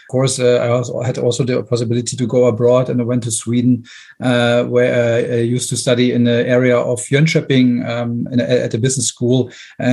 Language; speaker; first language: English; non-native, fluent; German